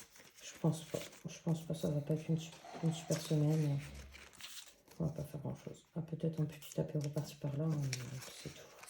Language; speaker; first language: French; native; French